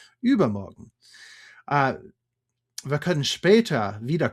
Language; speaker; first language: German; non-native, fluent; English